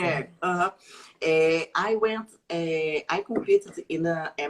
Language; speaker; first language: English; non-native, learner; Portuguese